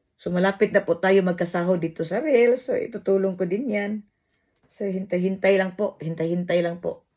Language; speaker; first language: Filipino; non-native, local second language; Cebuano